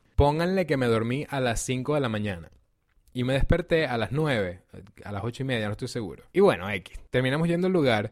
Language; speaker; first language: Spanish; native; Spanish